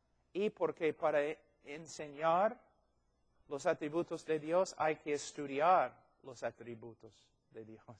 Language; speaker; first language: Spanish; non-native, fluent; English